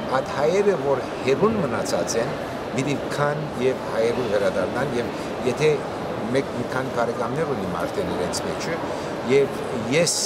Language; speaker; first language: Armenian; early bilingual, heritage; Armenian